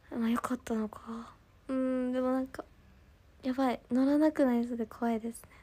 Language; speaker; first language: Japanese; native; Japanese